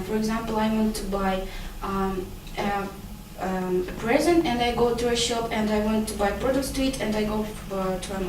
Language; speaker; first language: English; non-native, learner; Russian